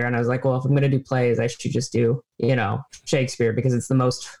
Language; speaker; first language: English; native; English